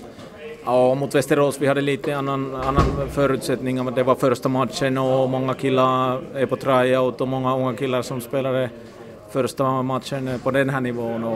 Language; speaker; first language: Swedish; non-native, fluent; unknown